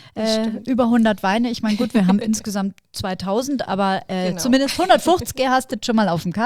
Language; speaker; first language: German; native; German